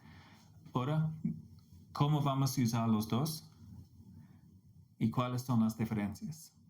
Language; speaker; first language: Spanish; non-native, fluent; English